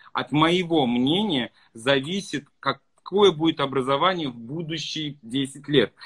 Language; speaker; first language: Russian; native; Russian